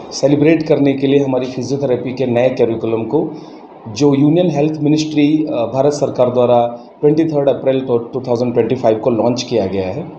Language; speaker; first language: Hindi; non-native, local second language; Gujarati